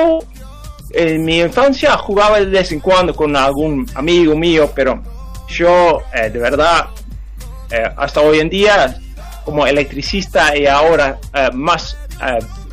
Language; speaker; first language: Spanish; non-native, fluent; Dutch